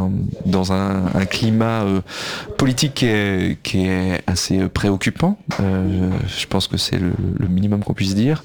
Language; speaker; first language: French; native; French